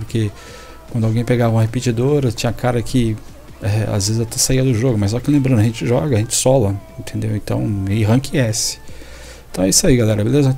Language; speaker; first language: Portuguese; native; Portuguese